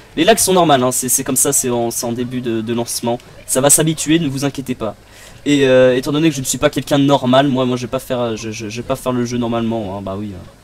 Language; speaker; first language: French; native; French